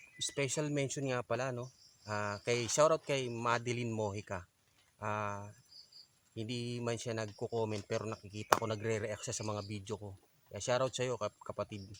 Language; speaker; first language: Filipino; native; Filipino